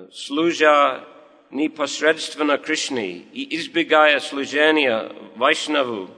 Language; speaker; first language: Russian; non-native, fluent; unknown